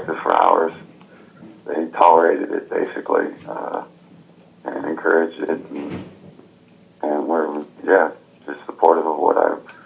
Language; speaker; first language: English; native; English